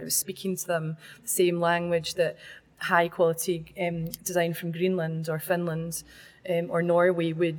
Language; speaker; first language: English; native; English